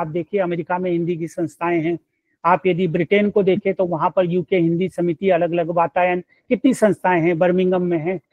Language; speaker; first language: Hindi; native; Hindi